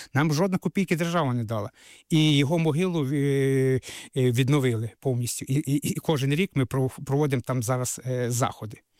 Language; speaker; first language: Ukrainian; native; Ukrainian